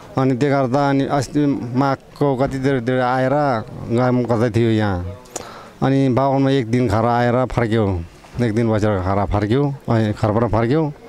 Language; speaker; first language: Nepali; non-native, local second language; Eastern Tamang